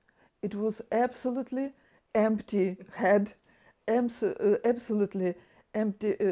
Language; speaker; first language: English; non-native, fluent; Ukrainian